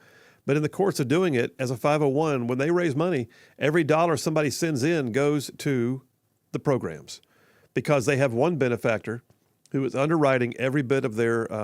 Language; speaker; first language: English; native; English